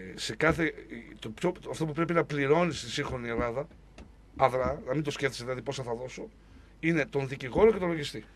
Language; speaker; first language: Greek; native; Greek